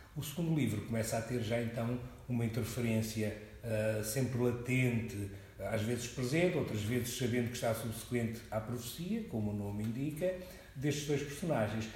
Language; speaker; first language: Portuguese; native; Portuguese